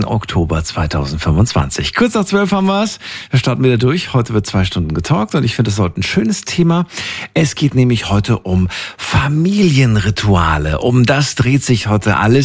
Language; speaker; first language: German; native; German